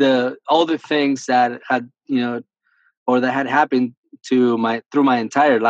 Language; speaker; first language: English; early bilingual, other home language; Spanish